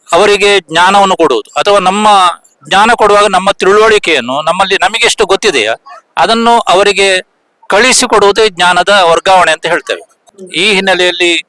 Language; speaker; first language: Kannada; native; Kannada